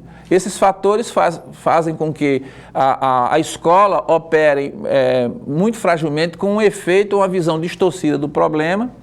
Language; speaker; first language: Portuguese; native; Portuguese